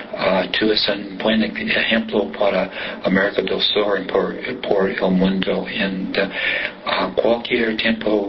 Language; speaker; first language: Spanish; non-native, learner; English